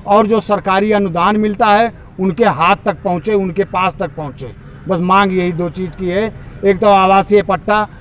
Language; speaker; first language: Hindi; native; Hindi